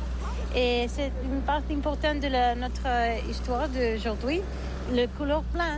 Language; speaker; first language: French; non-native, learner; Catalan